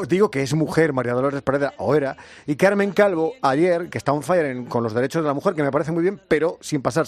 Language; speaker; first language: Spanish; native; Spanish